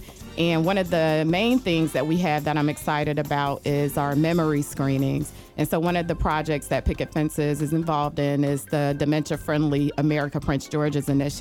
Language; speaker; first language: English; native; English